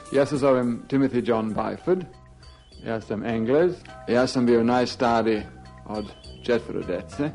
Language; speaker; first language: Serbian; non-native, fluent; English